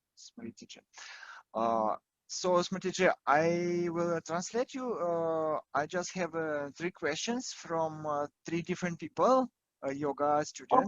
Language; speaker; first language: English; non-native, fluent; Russian